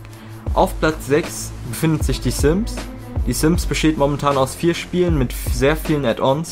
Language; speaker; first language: German; native; German